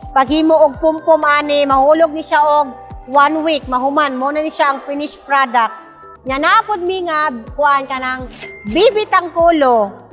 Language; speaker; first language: Cebuano; non-native, local second language; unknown